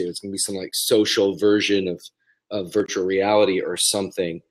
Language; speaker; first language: English; native; English